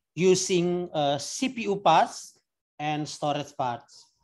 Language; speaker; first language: English; non-native, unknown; Indonesian